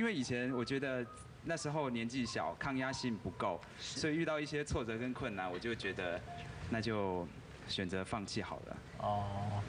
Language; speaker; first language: Chinese; native; Chinese